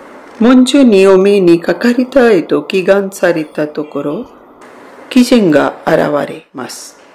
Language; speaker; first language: Japanese; non-native, fluent; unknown